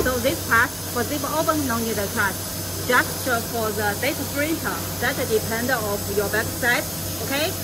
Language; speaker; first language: English; non-native, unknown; Chinese